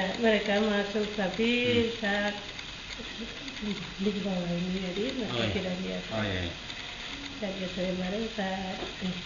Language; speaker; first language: Indonesian; non-native, local second language; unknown